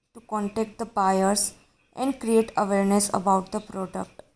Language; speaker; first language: English; non-native, local second language; Hindi